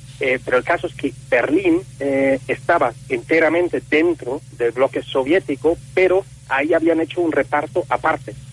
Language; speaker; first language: Spanish; non-native, fluent; German